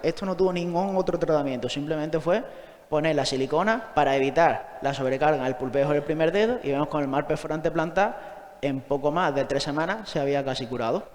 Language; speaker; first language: Spanish; native; Spanish